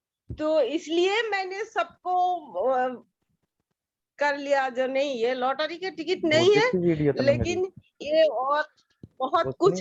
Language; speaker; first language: Hindi; non-native, local second language; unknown